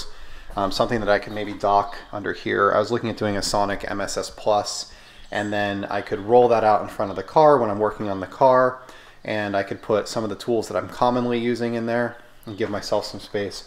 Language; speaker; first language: English; native; English